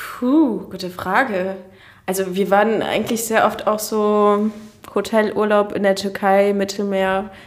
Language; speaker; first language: German; early bilingual, other home language; Turkish